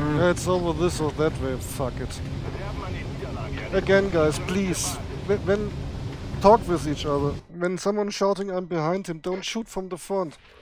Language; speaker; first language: English; non-native, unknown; German